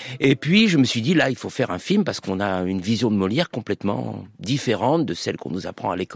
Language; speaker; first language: French; native; French